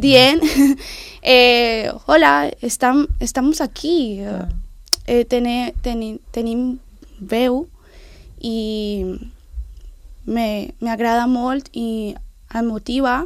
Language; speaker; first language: Catalan; non-native, learner; Spanish